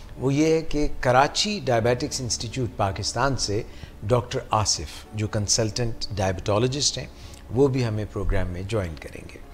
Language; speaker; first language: Urdu; native; Urdu